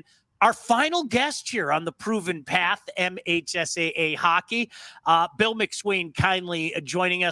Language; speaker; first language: English; native; English